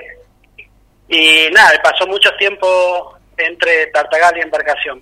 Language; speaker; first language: Spanish; native; Spanish